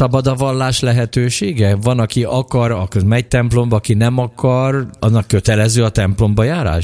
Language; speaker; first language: Hungarian; native; Hungarian